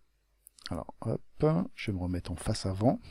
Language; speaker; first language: French; native; French